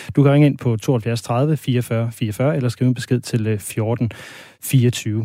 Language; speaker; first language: Danish; native; Danish